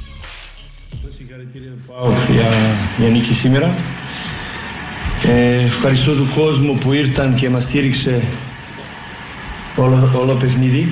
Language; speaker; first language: Greek; non-native, fluent; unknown